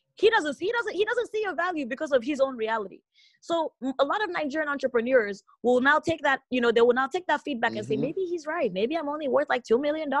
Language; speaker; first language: English; non-native, local second language; Igbo